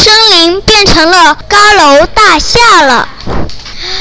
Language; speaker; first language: Chinese; non-native, local second language; Cantonese